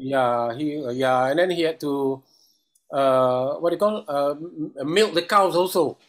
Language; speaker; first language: English; non-native, local second language; Malay